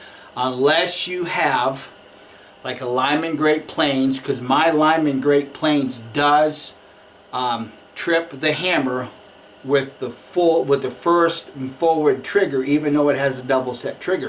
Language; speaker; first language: English; native; English